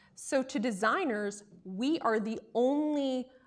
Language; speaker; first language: English; native; English